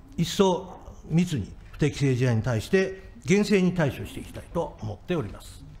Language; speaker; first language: Japanese; native; Japanese